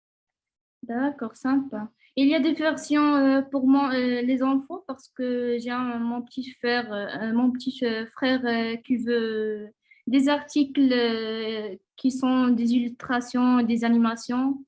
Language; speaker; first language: French; non-native, learner; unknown